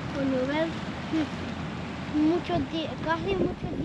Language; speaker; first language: Spanish; early bilingual, other home language; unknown